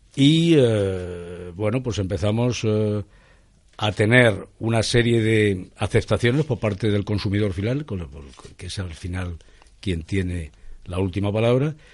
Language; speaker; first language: Spanish; native; Spanish